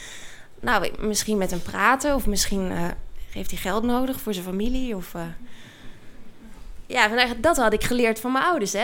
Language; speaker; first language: Dutch; native; Dutch